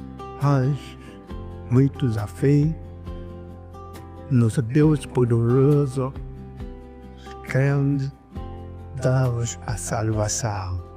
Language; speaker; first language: Portuguese; non-native, learner; Lingala